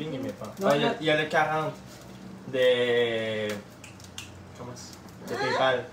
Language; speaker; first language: Spanish; early bilingual, heritage; Spanish